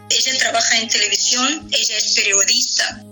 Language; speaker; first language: Spanish; non-native, fluent; Russian